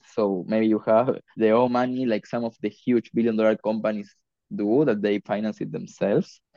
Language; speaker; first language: English; non-native, fluent; Spanish